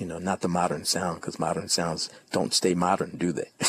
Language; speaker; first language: English; native; English